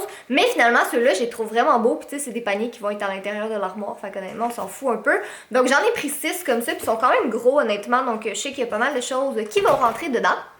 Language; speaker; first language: French; native; French